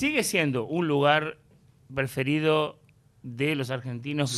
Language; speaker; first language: Spanish; native; Spanish